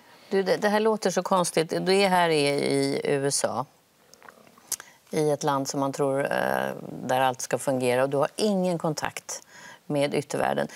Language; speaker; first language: Swedish; native; Swedish